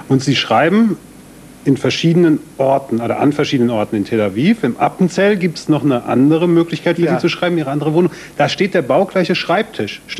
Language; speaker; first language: German; native; German